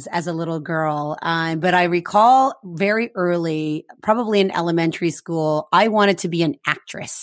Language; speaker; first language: English; early bilingual, other home language; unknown